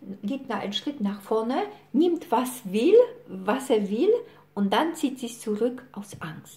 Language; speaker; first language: German; non-native, fluent; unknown